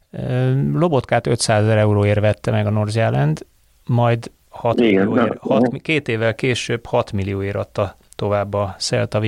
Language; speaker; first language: Hungarian; native; Hungarian